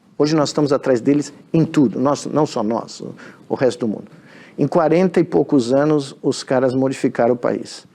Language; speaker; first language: Portuguese; native; Portuguese